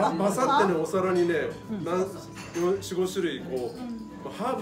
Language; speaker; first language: Japanese; native; Japanese